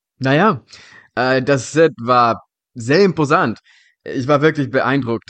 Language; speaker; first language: German; non-native, fluent; Czech